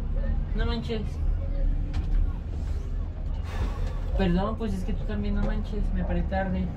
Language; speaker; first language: Spanish; native; Spanish